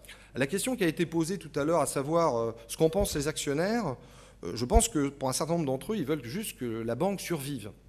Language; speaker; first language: French; native; French